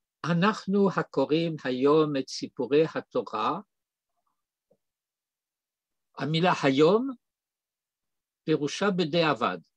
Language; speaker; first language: Hebrew; non-native, fluent; French